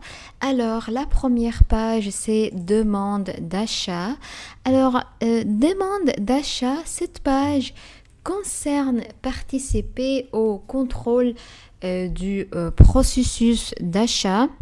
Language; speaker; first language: French; non-native, fluent; Arabic